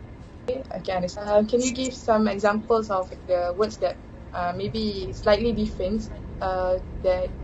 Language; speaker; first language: English; non-native, local second language; Malay